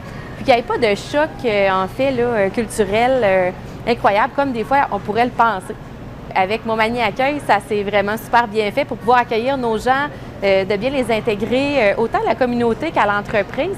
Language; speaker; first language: French; native; French